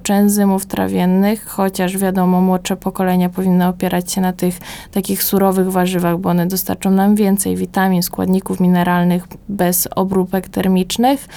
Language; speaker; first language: Polish; native; Polish